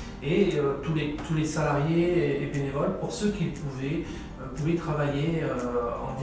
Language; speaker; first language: French; native; French